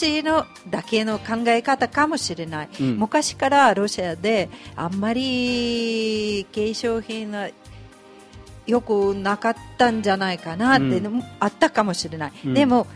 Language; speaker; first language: Japanese; non-native, fluent; Russian